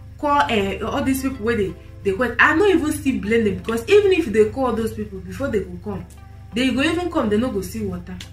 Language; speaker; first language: Nigerian Pidgin; non-native, local second language; Igbo